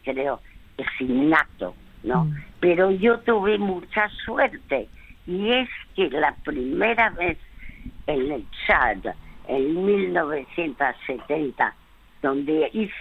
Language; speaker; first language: Spanish; early bilingual, other home language; French